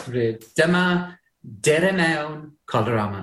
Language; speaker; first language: Welsh; native; Welsh